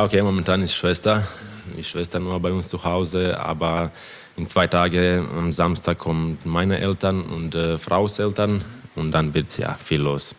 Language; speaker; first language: German; non-native, fluent; Croatian